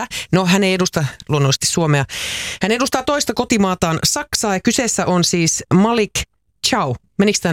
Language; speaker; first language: Finnish; native; Finnish